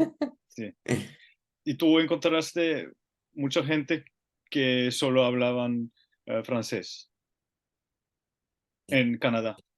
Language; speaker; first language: Spanish; non-native, learner; Finnish